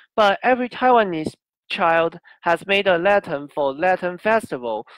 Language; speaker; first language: English; non-native, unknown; Chinese